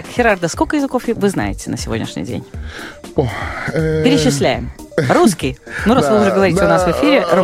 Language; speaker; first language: Russian; native; Russian